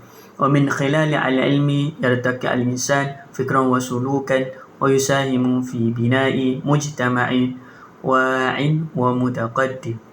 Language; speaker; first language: Arabic; non-native, learner; Malay